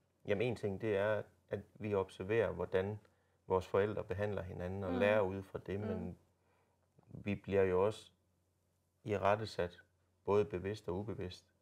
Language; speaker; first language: Danish; native; Danish